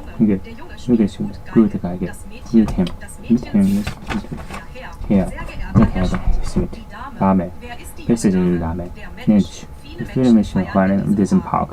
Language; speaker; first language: German; non-native, learner; Japanese